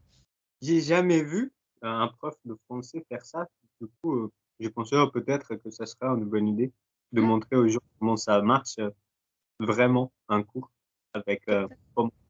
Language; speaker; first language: French; non-native, fluent; Portuguese